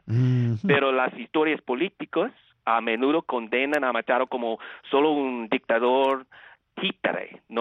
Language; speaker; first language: Spanish; non-native, fluent; English